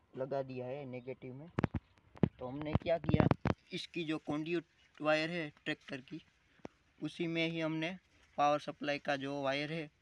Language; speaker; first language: Hindi; non-native, local second language; Gujarati